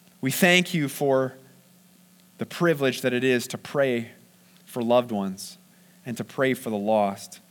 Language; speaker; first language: English; native; English